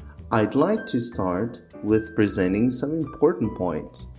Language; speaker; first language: English; non-native, fluent; Portuguese